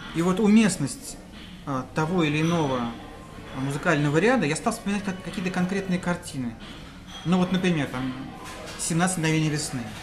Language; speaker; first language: Russian; native; Russian